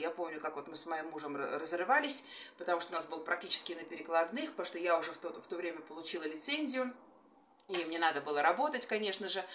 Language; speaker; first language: Russian; native; Russian